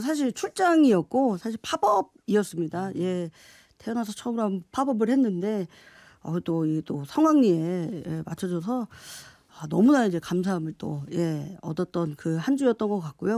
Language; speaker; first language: Korean; native; Korean